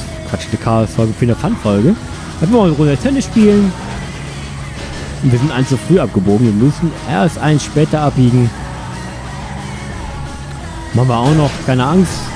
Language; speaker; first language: German; native; German